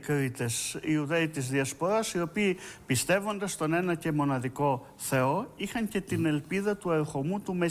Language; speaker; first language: Greek; native; Greek